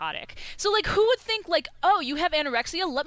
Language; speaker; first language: English; early bilingual, other home language; Persian